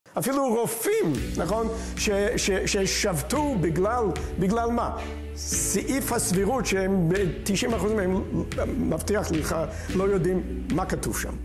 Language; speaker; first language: Hebrew; non-native, fluent; English